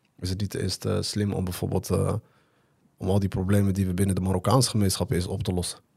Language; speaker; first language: Dutch; early bilingual, other home language; Arabic